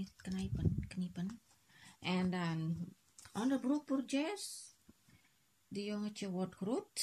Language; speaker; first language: Dutch; non-native, local second language; Indonesian